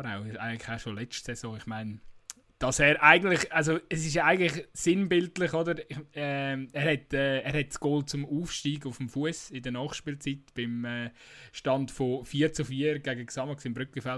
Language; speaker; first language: German; native; German